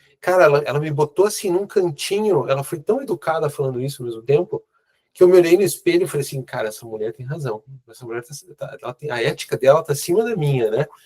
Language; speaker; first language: Portuguese; native; Portuguese